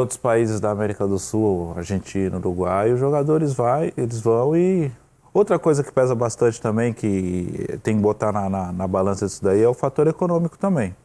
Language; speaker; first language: Portuguese; native; Portuguese